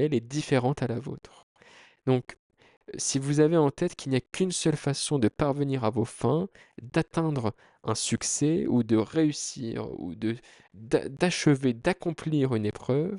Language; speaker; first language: French; native; French